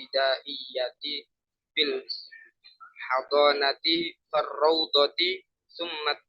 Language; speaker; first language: Arabic; non-native, learner; Indonesian